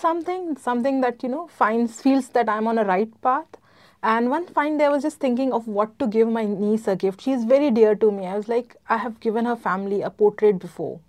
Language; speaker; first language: English; non-native, local second language; Gujarati